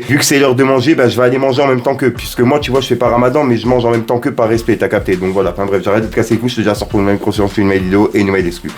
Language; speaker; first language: French; native; French